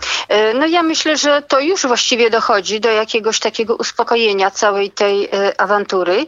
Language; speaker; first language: Polish; native; Polish